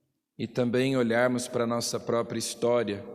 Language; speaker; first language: Portuguese; native; Portuguese